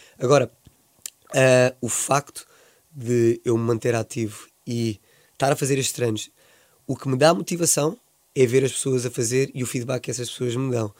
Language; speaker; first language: Portuguese; native; Portuguese